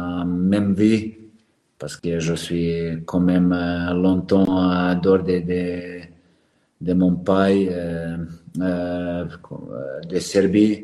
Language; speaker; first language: French; non-native, learner; Serbian